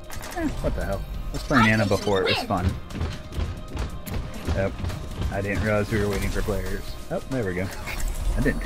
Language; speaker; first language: English; native; English